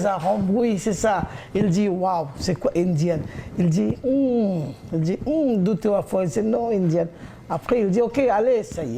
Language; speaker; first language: French; non-native, learner; Bangla